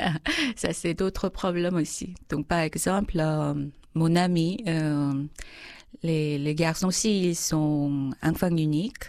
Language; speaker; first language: French; non-native, fluent; Korean